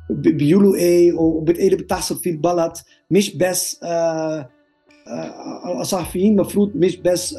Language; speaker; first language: Arabic; non-native, learner; Dutch